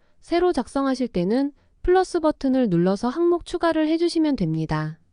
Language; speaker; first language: Korean; native; Korean